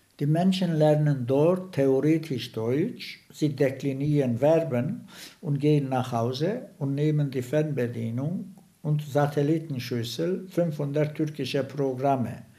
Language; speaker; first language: German; non-native, fluent; Turkish